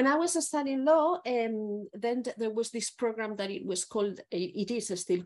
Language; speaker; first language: English; non-native, fluent; Spanish